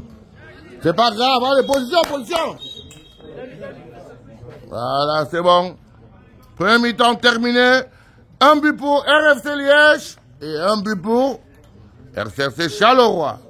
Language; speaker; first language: French; native; French